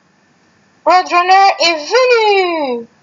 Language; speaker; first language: French; non-native, fluent; Arabic